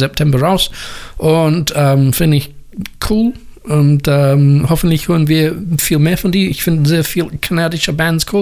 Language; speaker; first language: German; non-native, learner; English